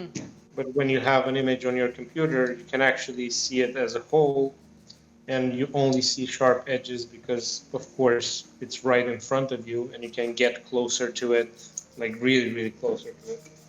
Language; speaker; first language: English; non-native, fluent; Romanian